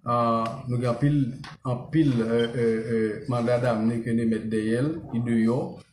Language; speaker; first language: French; non-native, local second language; Haitian Creole